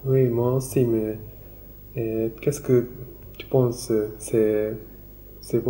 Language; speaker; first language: French; non-native, learner; Japanese